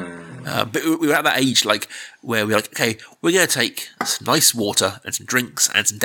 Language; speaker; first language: English; native; English